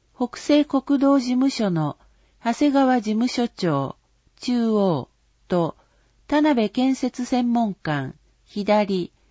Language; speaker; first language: Japanese; native; Japanese